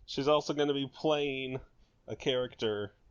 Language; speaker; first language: English; native; English